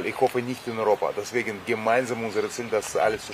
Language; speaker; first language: German; non-native, fluent; Russian